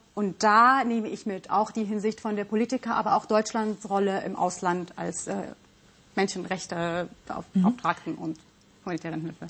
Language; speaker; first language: German; non-native, fluent; Russian